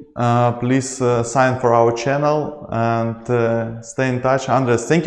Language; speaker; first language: English; non-native, learner; Ukrainian